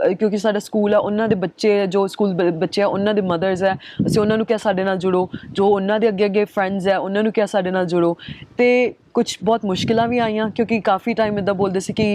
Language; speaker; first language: Punjabi; early bilingual, heritage; Punjabi